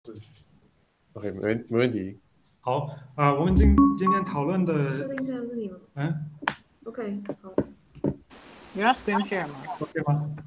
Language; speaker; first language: Chinese; non-native, learner; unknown